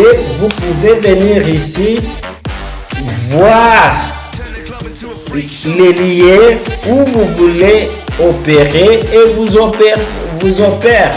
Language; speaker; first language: French; non-native, fluent; Portuguese